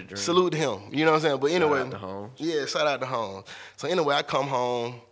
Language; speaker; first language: English; native; English